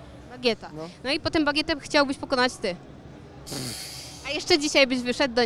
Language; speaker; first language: Polish; native; Polish